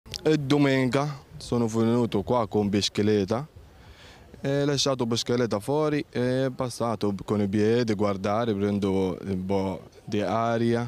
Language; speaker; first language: Italian; non-native, learner; Arabic